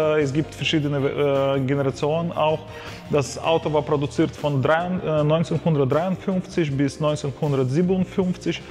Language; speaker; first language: German; non-native, fluent; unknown